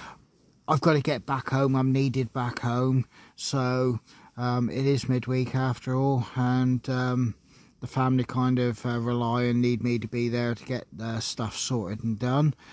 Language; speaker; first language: English; native; English